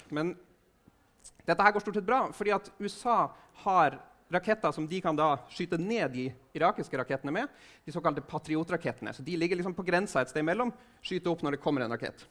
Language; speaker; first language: Norwegian; native; Norwegian